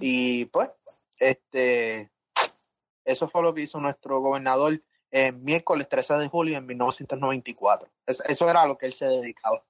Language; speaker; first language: Spanish; native; Spanish